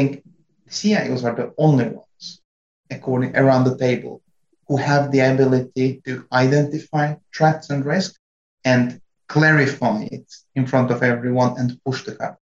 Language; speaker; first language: English; non-native, fluent; Hungarian